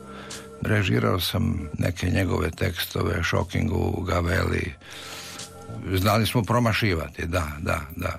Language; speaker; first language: Serbian; native; Serbian